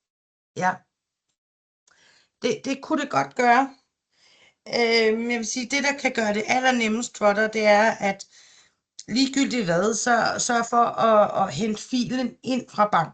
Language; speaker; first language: Danish; native; Danish